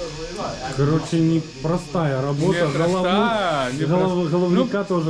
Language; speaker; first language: Russian; native; Russian